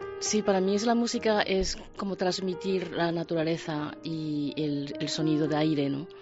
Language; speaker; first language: Spanish; non-native, fluent; Japanese